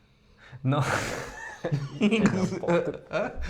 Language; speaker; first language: French; non-native, fluent; Georgian